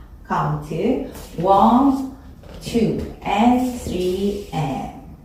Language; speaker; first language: Korean; native; Korean